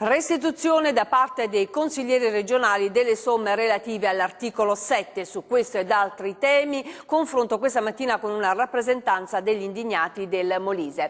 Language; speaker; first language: Italian; native; Italian